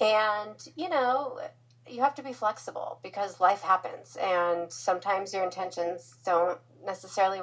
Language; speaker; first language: English; native; English